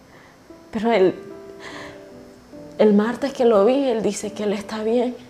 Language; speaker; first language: Spanish; native; Spanish